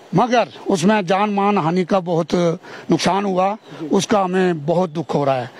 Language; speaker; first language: Hindi; native; Hindi